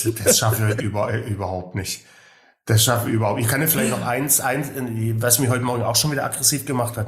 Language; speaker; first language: German; native; German